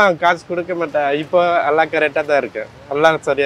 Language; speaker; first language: Tamil; non-native, learner; Hindi